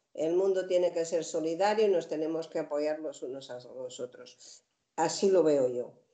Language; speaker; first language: Spanish; native; Spanish